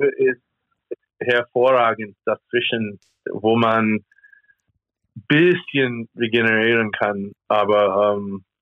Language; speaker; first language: German; non-native, fluent; English